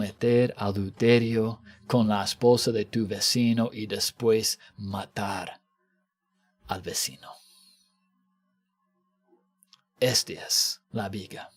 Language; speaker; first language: Spanish; non-native, fluent; English